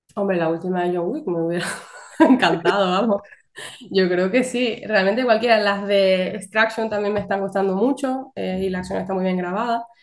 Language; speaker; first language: Spanish; native; Spanish